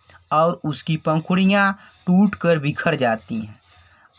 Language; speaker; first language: Hindi; native; Hindi